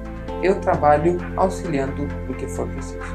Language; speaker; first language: Portuguese; non-native, fluent; Albanian